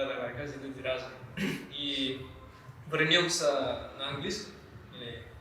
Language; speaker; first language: Russian; non-native, learner; Malay